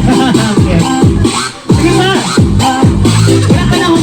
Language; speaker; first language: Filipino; non-native, local second language; Cebuano